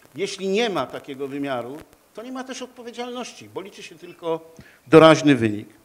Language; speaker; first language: Polish; native; Polish